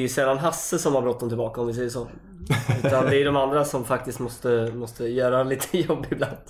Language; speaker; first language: Swedish; native; Swedish